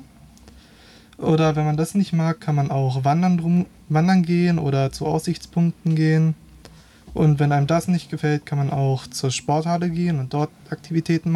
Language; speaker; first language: German; native; German